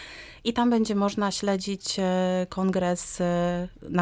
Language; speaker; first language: Polish; native; Polish